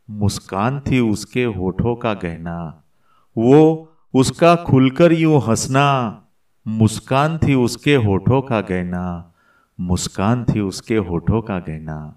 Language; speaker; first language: Hindi; non-native, local second language; Gujarati